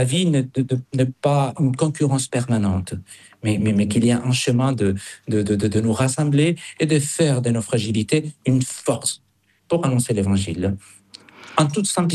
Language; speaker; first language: French; non-native, fluent; Spanish